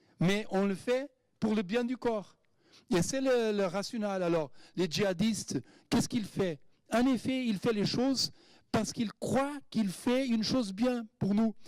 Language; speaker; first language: French; non-native, fluent; Portuguese